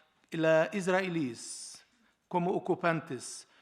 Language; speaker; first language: Spanish; non-native, learner; Arabic